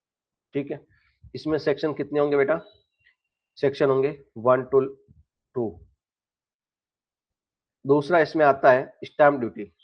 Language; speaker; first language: Hindi; native; Hindi